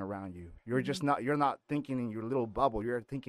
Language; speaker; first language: English; non-native, fluent; Spanish